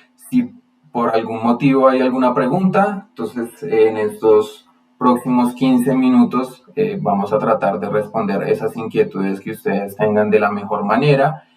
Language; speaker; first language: Spanish; native; Spanish